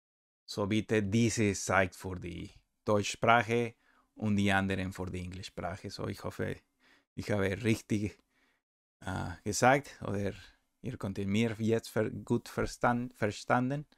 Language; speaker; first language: German; non-native, learner; Spanish